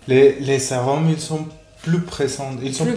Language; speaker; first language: French; non-native, fluent; Spanish